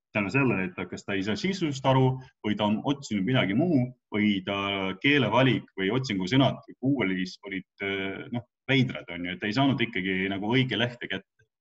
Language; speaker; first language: Estonian; non-native, local second language; Russian